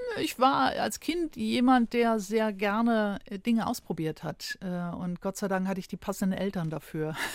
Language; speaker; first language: German; native; German